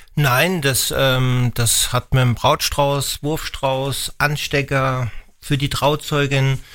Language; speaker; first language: German; native; German